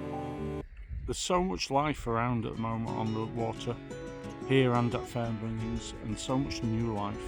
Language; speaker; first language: English; native; English